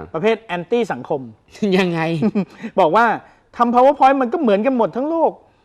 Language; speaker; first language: Thai; native; Thai